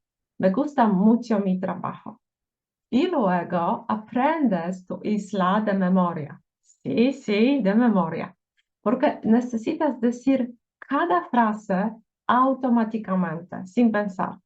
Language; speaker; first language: Spanish; non-native, fluent; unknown